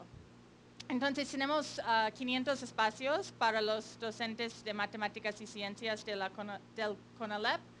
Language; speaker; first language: Spanish; non-native, fluent; English